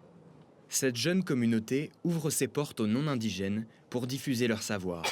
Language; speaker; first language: French; native; French